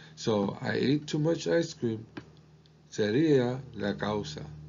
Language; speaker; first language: English; non-native, local second language; Spanish